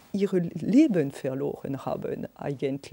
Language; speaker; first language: German; non-native, fluent; French